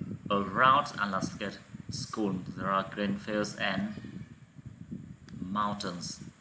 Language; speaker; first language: English; non-native, fluent; Vietnamese